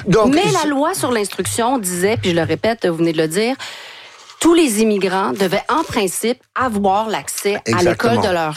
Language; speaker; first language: French; native; French